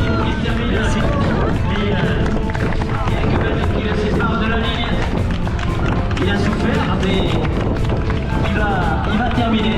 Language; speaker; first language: French; native; French